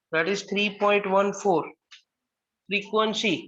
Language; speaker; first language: English; non-native, local second language; Hindi